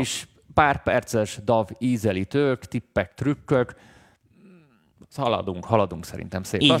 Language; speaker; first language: Hungarian; native; Hungarian